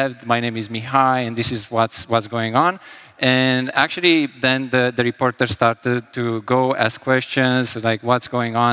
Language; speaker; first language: English; non-native, fluent; Romanian